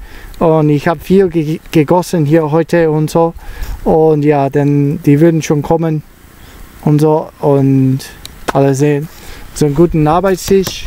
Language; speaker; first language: German; non-native, learner; Italian